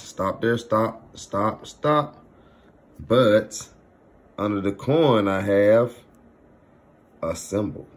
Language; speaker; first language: English; native; English